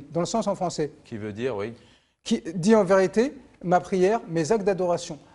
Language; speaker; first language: French; native; French